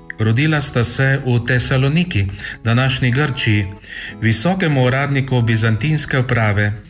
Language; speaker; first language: Slovenian; native; Slovenian